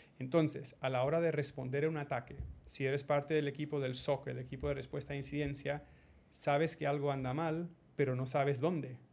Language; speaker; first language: Spanish; early bilingual, heritage; Spanish